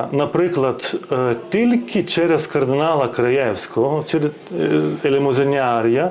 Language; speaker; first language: Ukrainian; non-native, fluent; Lithuanian